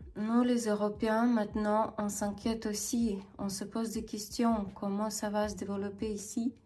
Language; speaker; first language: French; non-native, fluent; Ukrainian